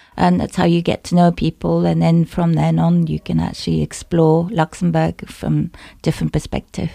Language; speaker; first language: English; non-native, fluent; Japanese